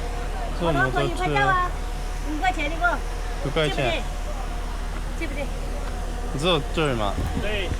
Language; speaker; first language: Chinese; non-native, learner; Japanese